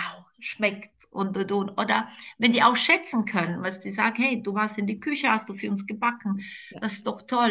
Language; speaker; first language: German; non-native, fluent; Croatian